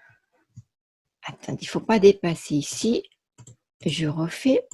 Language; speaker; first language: French; non-native, fluent; Japanese